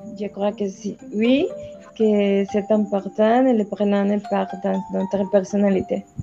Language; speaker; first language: French; non-native, learner; Spanish